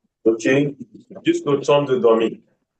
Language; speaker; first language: French; non-native, fluent; English